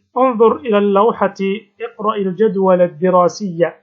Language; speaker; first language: Arabic; non-native, fluent; Somali